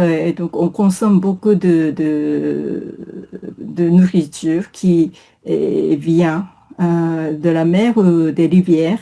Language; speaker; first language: French; non-native, fluent; Japanese